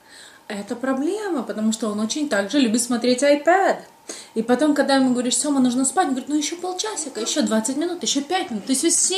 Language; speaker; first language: Russian; native; Russian